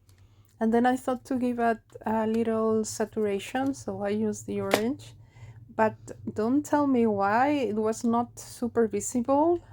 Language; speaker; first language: English; non-native, fluent; Spanish